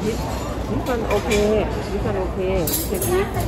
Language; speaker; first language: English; non-native, learner; Thai